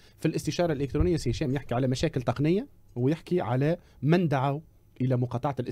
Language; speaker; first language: Arabic; native; Arabic